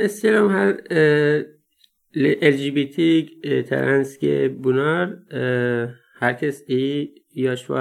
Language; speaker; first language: Turkish; non-native, learner; Persian